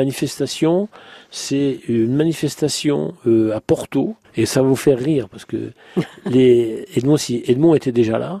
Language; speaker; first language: French; native; French